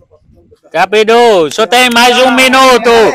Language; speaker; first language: Portuguese; non-native, learner; Vietnamese